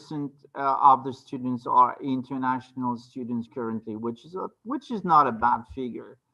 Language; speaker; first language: English; non-native, fluent; French